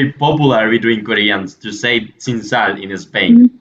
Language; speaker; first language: English; non-native, fluent; Spanish